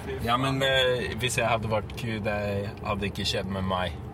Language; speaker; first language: Norwegian; non-native, learner; English